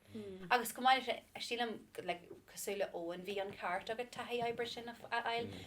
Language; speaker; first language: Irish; non-native, local second language; English